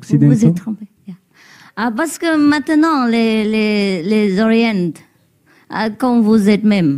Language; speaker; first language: French; non-native, learner; Vietnamese